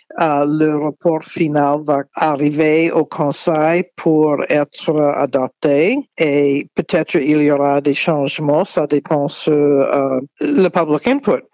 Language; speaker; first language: French; non-native, fluent; English